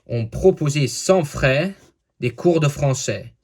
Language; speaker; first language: French; non-native, learner; English